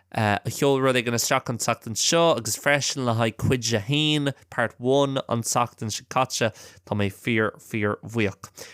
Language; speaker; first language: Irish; non-native, local second language; English